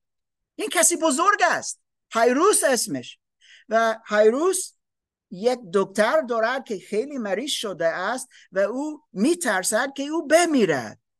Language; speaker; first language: Persian; non-native, learner; English